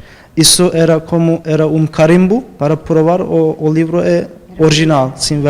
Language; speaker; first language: Portuguese; non-native, fluent; Turkish